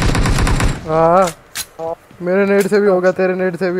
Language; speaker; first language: Hindi; native; Hindi